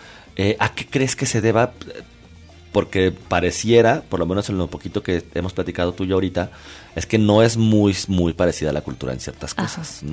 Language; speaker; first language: Spanish; native; Spanish